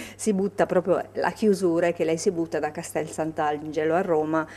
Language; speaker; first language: Italian; native; Italian